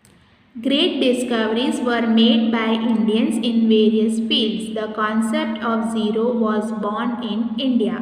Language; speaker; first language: English; non-native, local second language; Hindi